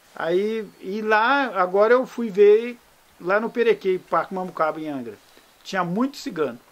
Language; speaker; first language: Portuguese; native; Portuguese